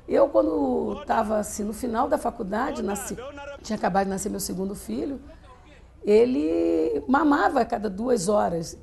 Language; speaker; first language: Portuguese; native; Portuguese